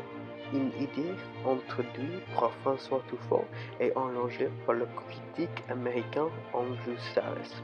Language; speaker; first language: French; non-native, learner; English